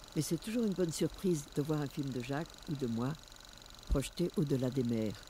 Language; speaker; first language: French; native; French